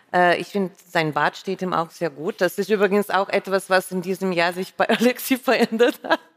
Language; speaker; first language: German; non-native, fluent; Russian